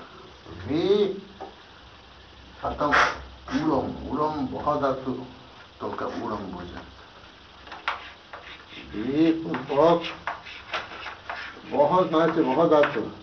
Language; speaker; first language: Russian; non-native, learner; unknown